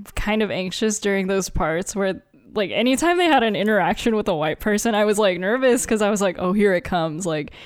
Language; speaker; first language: English; native; English